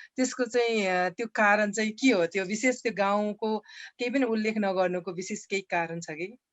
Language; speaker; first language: Nepali; native; Nepali